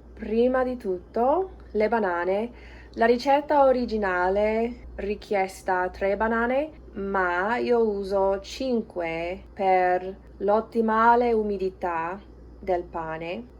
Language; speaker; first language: Italian; non-native, learner; English